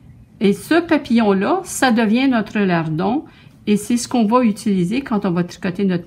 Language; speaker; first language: French; native; French